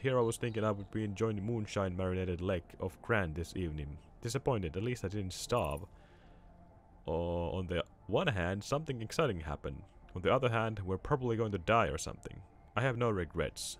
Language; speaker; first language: English; non-native, fluent; Finnish